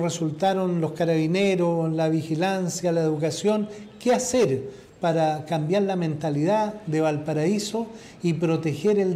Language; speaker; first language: Spanish; native; Spanish